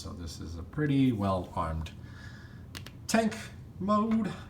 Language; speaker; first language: English; native; English